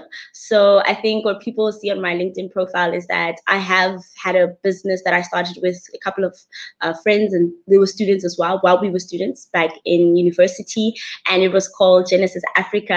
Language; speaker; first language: English; non-native, local second language; Tswana